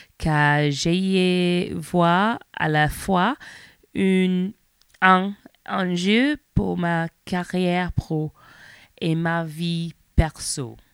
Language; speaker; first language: French; non-native, learner; English